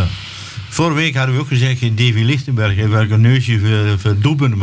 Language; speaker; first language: Dutch; native; Dutch